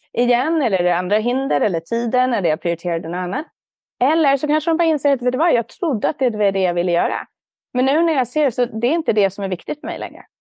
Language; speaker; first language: Swedish; native; Swedish